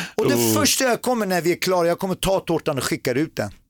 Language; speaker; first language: Swedish; early bilingual, other home language; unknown